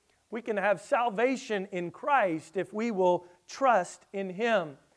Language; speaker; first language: Spanish; non-native, learner; English